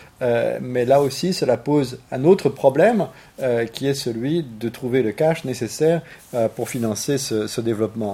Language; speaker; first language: French; native; French